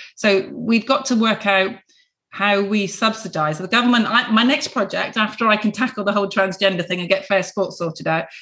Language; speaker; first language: English; native; English